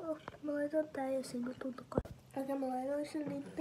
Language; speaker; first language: Finnish; early bilingual, other home language; Persian